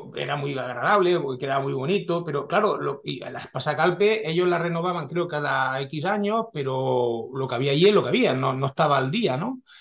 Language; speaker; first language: Spanish; early bilingual, heritage; Spanish